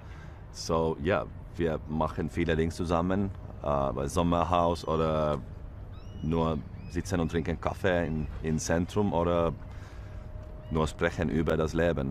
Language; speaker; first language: German; non-native, learner; Finnish